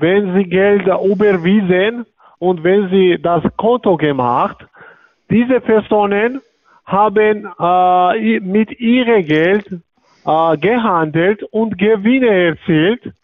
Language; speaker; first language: German; non-native, learner; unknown